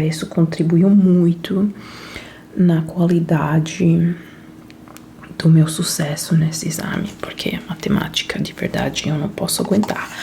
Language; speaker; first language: Portuguese; non-native, fluent; Italian